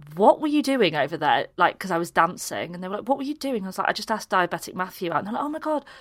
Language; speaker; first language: English; native; English